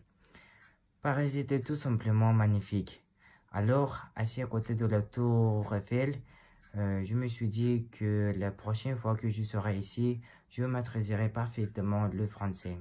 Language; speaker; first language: French; non-native, learner; Uzbek